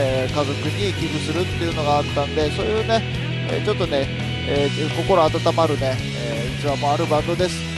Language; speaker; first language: Japanese; native; Japanese